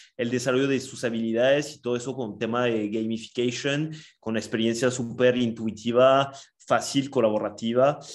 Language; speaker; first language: Spanish; non-native, fluent; French